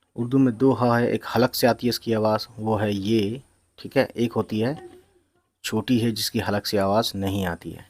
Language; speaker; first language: Hindi; native; Hindi